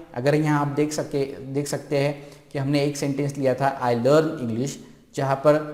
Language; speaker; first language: Hindi; non-native, local second language; Marathi